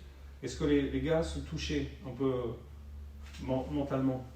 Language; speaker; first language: French; native; French